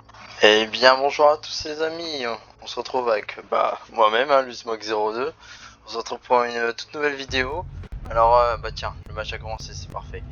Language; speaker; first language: French; native; French